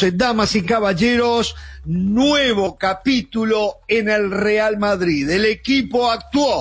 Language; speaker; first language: Spanish; native; Spanish